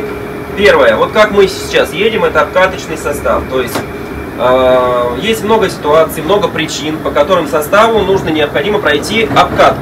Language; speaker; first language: Russian; native; Russian